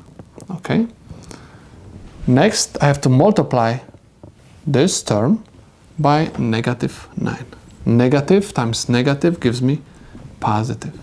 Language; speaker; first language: English; non-native, fluent; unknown